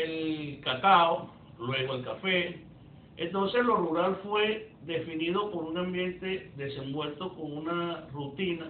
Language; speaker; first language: Spanish; native; Spanish